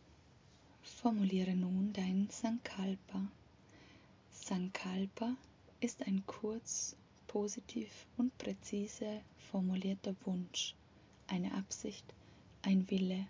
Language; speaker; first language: German; native; German